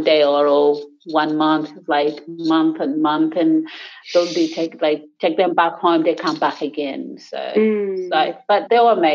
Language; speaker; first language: English; non-native, local second language; Acoli